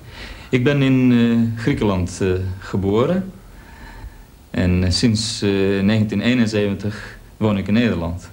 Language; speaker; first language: Dutch; early bilingual, other home language; Greek